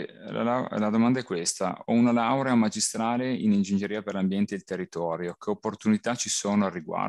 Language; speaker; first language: Italian; native; Italian